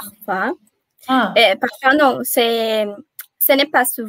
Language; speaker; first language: French; non-native, learner; Portuguese